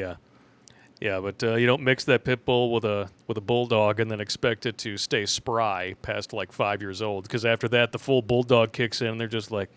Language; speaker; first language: English; native; English